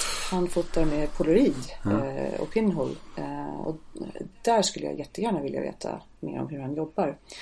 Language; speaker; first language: Swedish; non-native, fluent; English